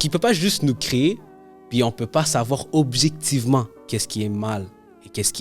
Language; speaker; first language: French; native; French